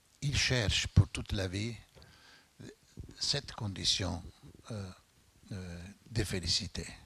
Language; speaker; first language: French; non-native, fluent; Italian